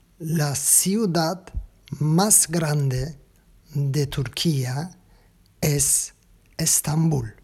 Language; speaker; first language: Spanish; non-native, learner; Turkish